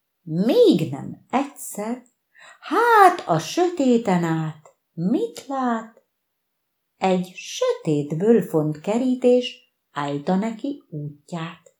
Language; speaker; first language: Hungarian; native; Hungarian